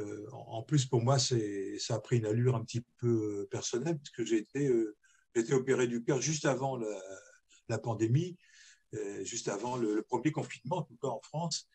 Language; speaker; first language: French; native; French